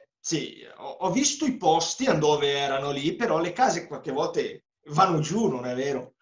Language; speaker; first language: Italian; non-native, fluent; Portuguese